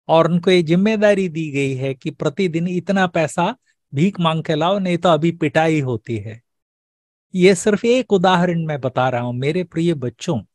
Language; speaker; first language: Hindi; native; Hindi